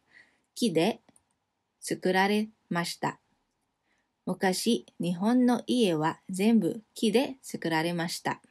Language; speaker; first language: Japanese; non-native, fluent; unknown